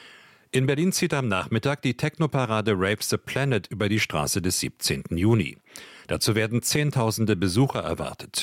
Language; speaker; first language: German; native; German